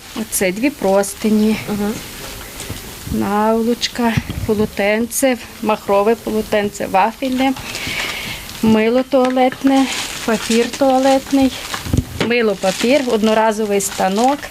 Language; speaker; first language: Ukrainian; native; Ukrainian